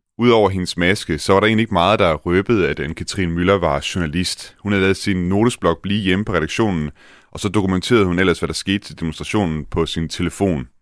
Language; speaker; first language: Danish; native; Danish